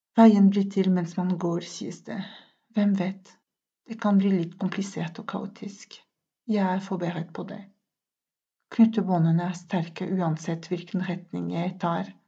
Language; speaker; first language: Norwegian; non-native, fluent; French